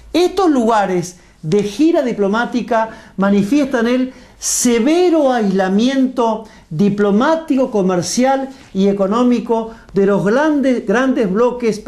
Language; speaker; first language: Spanish; native; Spanish